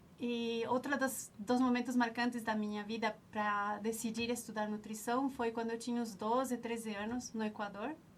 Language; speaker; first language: Portuguese; non-native, fluent; Spanish